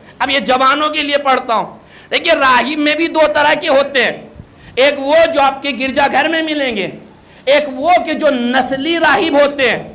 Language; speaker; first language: Urdu; native; Urdu